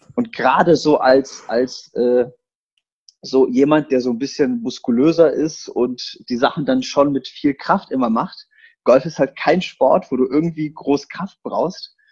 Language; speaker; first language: German; early bilingual, other home language; Polish